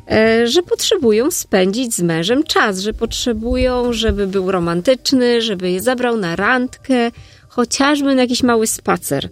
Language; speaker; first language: Polish; native; Polish